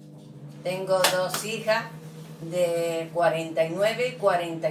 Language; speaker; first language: Spanish; native; Spanish